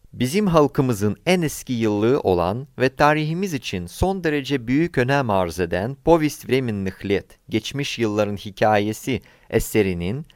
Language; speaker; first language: Turkish; non-native, fluent; Ukrainian